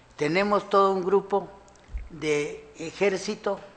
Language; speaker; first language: Spanish; native; Spanish